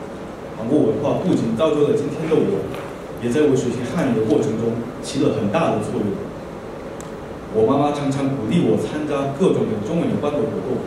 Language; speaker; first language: Chinese; non-native, fluent; Korean